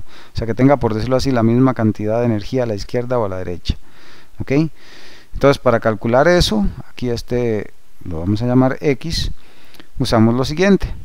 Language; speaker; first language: Spanish; native; Spanish